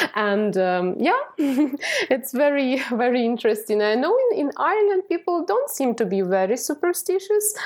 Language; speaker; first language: English; non-native, fluent; Ukrainian